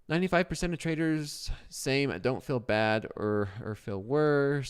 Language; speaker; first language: English; native; English